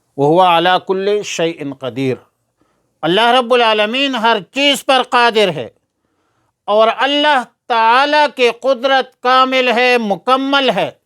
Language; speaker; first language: Urdu; non-native, local second language; Pashto